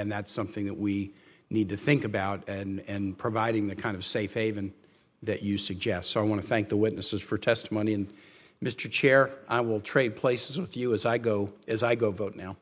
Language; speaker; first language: English; native; English